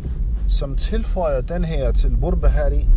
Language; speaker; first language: Danish; non-native, fluent; Arabic